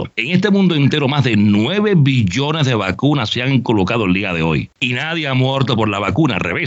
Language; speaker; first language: Spanish; native; Spanish